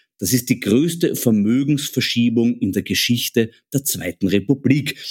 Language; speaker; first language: German; native; German